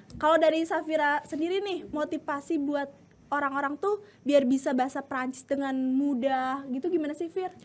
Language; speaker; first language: Indonesian; native; Indonesian